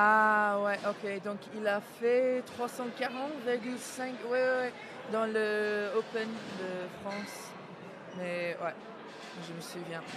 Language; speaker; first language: French; non-native, fluent; English